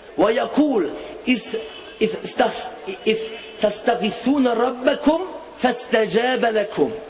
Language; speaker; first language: Arabic; non-native, fluent; German